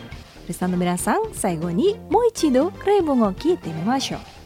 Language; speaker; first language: Japanese; non-native, fluent; Indonesian